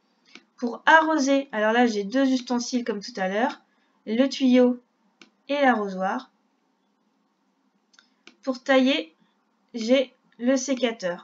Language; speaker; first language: French; native; French